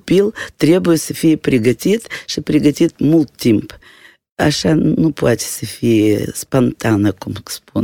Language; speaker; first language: Romanian; non-native, local second language; Russian